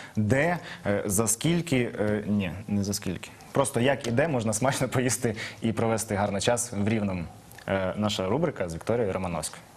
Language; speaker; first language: Ukrainian; native; Ukrainian